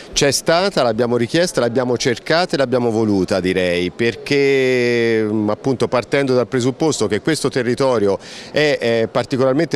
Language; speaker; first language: Italian; native; Italian